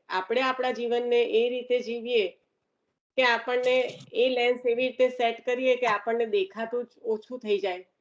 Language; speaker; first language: Gujarati; early bilingual, heritage; Gujarati